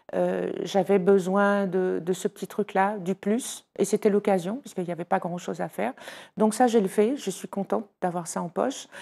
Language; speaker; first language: French; native; French